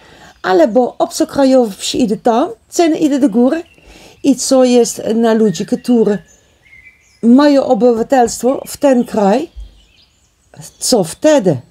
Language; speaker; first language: Polish; non-native, learner; Dutch